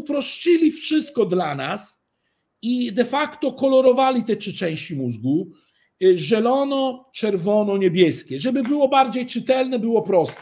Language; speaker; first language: Polish; early bilingual, heritage; Italian